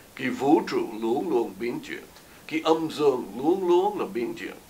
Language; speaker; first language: Vietnamese; non-native, fluent; English